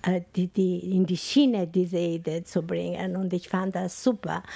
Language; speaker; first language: German; non-native, learner; Albanian